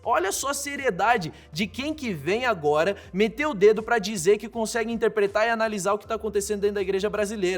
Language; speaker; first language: Portuguese; native; Portuguese